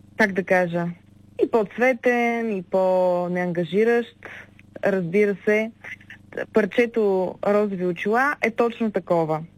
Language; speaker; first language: Bulgarian; native; Bulgarian